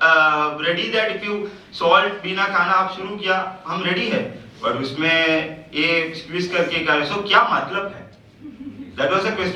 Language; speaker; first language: Hindi; non-native, local second language; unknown